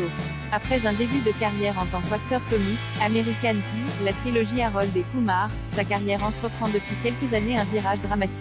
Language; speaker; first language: French; native; French